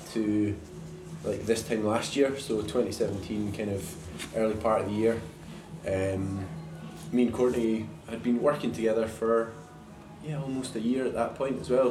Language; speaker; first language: English; native; English